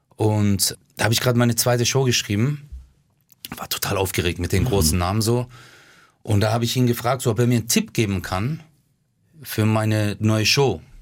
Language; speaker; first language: German; early bilingual, other home language; Turkish